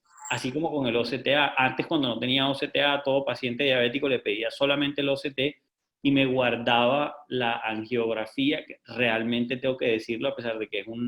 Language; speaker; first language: Spanish; native; Spanish